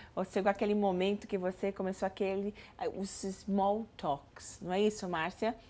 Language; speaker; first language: Portuguese; native; Portuguese